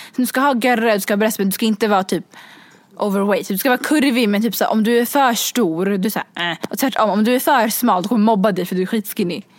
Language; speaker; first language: Swedish; early bilingual, other home language; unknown